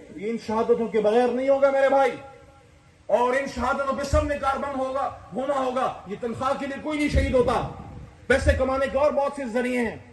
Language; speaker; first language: Urdu; non-native, local second language; Pashto